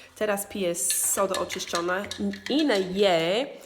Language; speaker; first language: Polish; non-native, learner; English